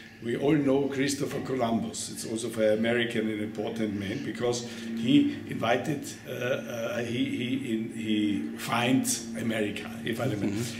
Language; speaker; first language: English; non-native, learner; German